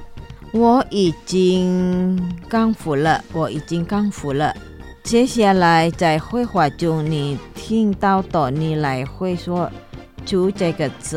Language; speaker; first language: Chinese; non-native, learner; Indonesian